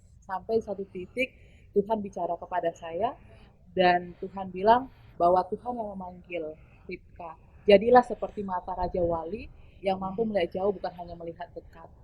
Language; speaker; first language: Indonesian; native; Indonesian